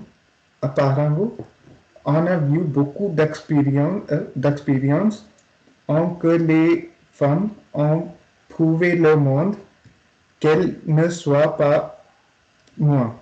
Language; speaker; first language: French; non-native, learner; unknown